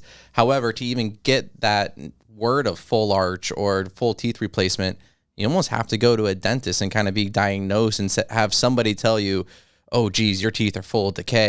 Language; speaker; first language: English; native; English